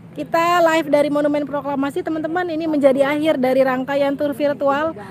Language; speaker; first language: Indonesian; native; Indonesian